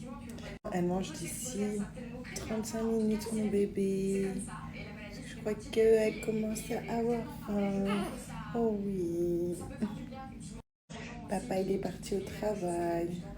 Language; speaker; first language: French; native; French